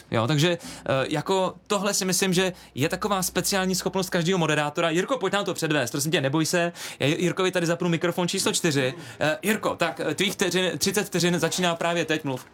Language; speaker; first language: Czech; native; Czech